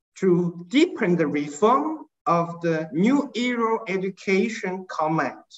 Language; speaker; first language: English; non-native, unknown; Chinese